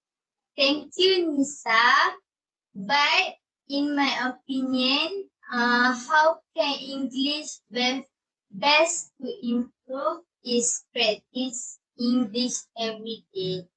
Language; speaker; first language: English; non-native, learner; Malay